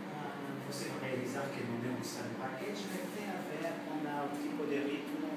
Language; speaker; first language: Portuguese; non-native, fluent; French